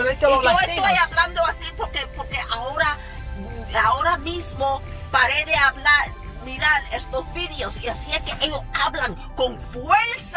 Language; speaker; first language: Spanish; early bilingual, heritage; Spanish